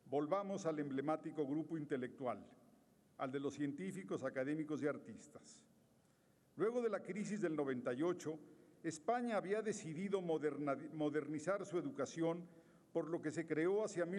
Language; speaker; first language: Spanish; native; Spanish